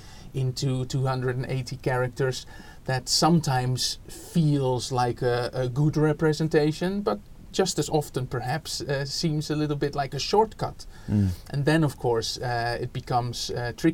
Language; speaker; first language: English; non-native, fluent; Dutch